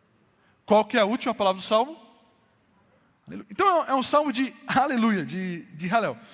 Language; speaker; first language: Portuguese; native; Portuguese